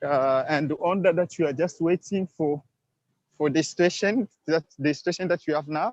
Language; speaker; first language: English; non-native, learner; Swahili